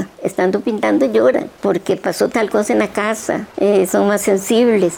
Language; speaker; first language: Spanish; native; Spanish